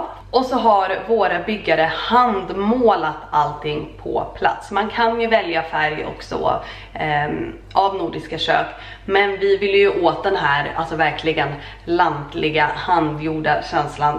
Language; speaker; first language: Swedish; native; Swedish